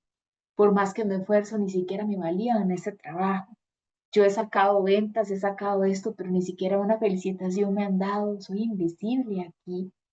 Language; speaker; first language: Spanish; native; Spanish